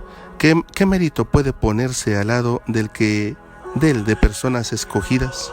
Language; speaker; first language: Spanish; native; Spanish